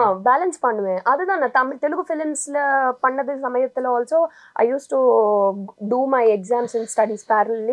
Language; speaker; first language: Tamil; non-native, learner; Telugu